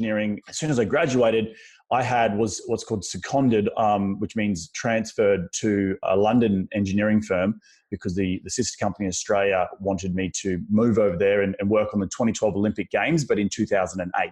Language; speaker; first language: English; native; English